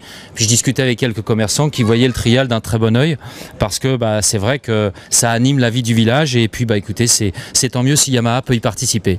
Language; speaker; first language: French; native; French